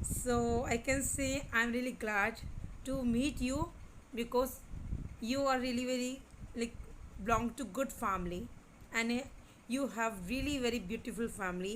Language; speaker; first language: English; non-native, local second language; Hindi